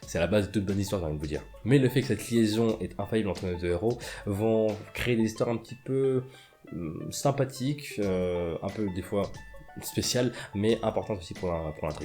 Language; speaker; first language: French; native; French